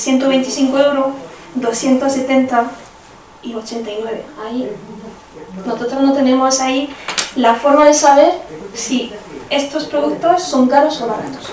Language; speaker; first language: Spanish; non-native, fluent; French